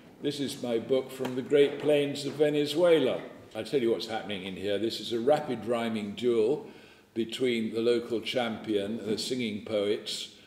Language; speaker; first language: English; native; English